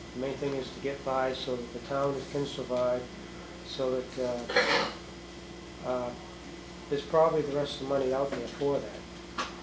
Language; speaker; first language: English; native; English